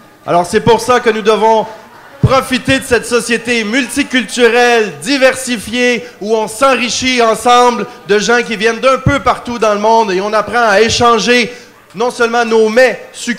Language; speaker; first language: French; native; French